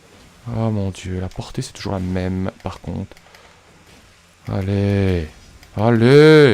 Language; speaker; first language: French; native; French